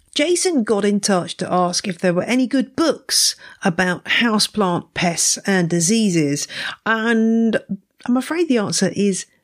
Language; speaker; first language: English; native; English